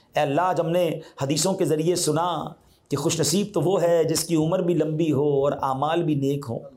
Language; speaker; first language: Urdu; native; Urdu